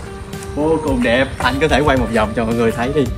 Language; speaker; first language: Vietnamese; native; Vietnamese